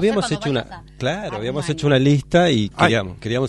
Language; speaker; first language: Spanish; native; Spanish